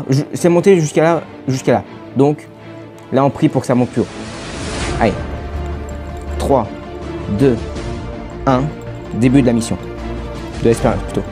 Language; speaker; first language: French; native; French